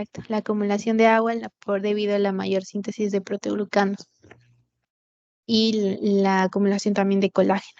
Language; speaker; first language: Spanish; native; Spanish